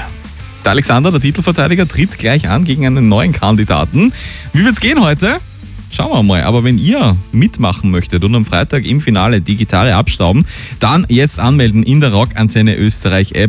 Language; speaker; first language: German; native; German